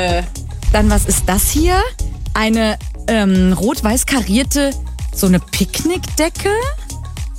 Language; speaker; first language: German; native; German